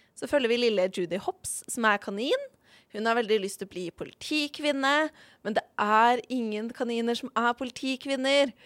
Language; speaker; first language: Norwegian; native; Norwegian